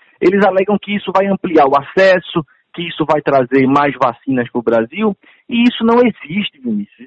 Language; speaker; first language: Portuguese; native; Portuguese